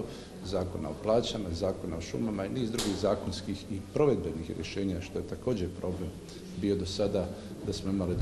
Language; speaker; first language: Serbian; native; Serbian